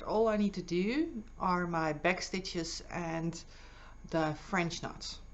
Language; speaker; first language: English; non-native, fluent; Dutch